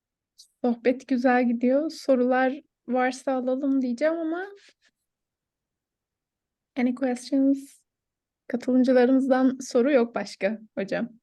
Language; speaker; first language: Turkish; native; Turkish